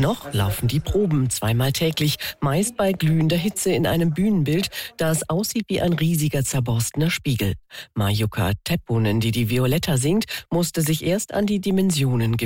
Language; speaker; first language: German; native; German